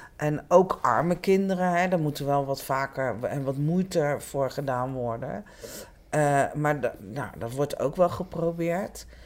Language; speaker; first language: Dutch; native; Dutch